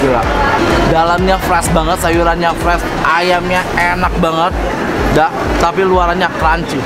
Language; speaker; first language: Indonesian; native; Indonesian